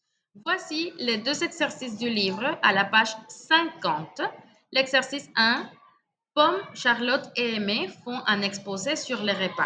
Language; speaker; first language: French; non-native, fluent; Spanish